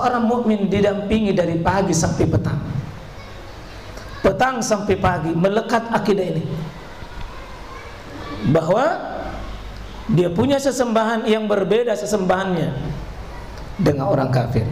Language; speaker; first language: Indonesian; native; Indonesian